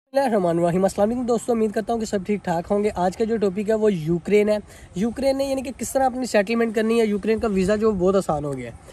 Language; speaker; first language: Urdu; non-native, local second language; Punjabi